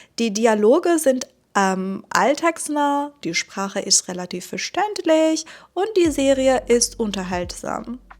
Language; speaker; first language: German; non-native, fluent; Persian